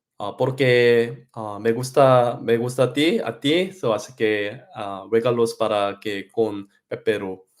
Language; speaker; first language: Spanish; non-native, learner; Korean